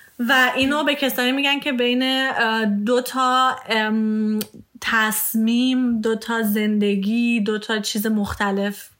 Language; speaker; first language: Persian; early bilingual, heritage; Persian